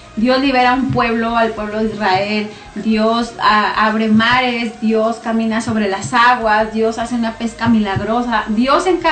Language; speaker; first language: Spanish; native; Spanish